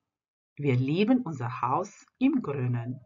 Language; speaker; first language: German; non-native, fluent; Croatian